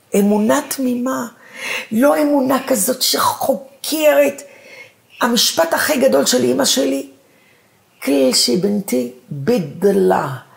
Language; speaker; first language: Hebrew; early bilingual, other home language; Arabic